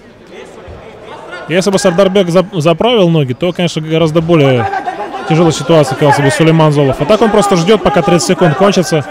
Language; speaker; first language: Russian; native; Russian